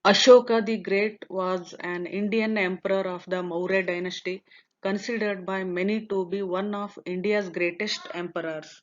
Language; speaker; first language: English; non-native, local second language; Kannada